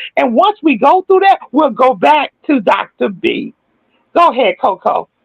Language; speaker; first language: English; native; English